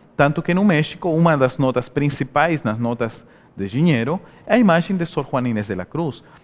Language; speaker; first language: Portuguese; non-native, fluent; Spanish